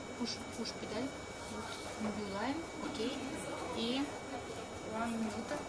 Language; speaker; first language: English; non-native, learner; Russian